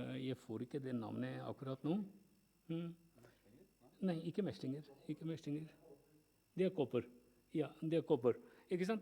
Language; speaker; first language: Norwegian; non-native, fluent; Punjabi